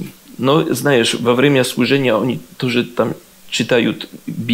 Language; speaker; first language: Russian; non-native, learner; Polish